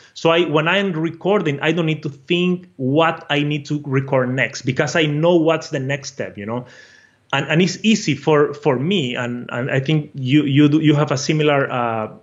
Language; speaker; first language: English; non-native, fluent; Portuguese